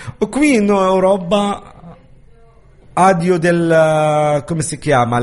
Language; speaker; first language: Italian; non-native, learner; Arabic